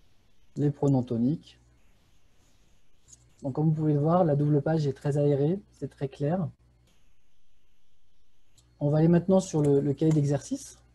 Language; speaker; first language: French; native; French